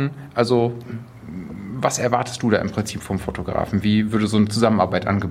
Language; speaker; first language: German; native; German